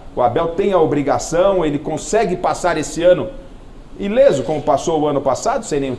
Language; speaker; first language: Portuguese; native; Portuguese